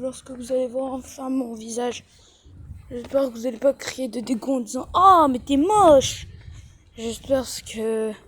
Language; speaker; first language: French; early bilingual, other home language; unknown